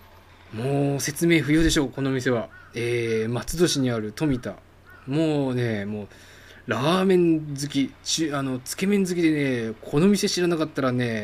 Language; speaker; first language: Japanese; native; Japanese